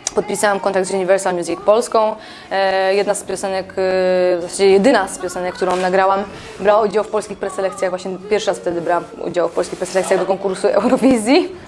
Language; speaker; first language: Polish; native; Polish